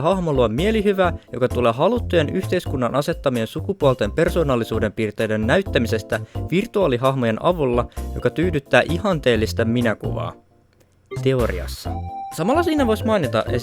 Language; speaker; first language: Finnish; native; Finnish